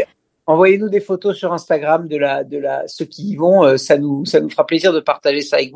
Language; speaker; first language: French; native; French